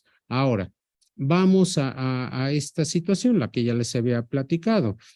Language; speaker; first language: Spanish; native; Spanish